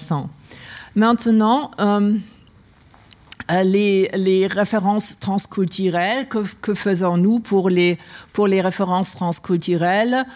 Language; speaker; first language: French; non-native, learner; German